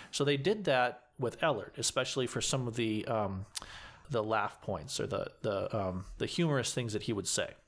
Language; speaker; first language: English; native; English